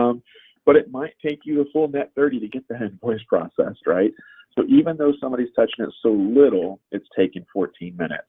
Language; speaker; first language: English; native; English